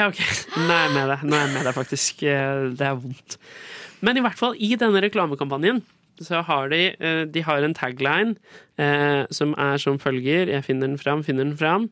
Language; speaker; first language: Norwegian; native; Norwegian